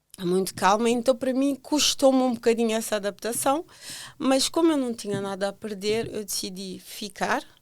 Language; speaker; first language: Portuguese; native; Portuguese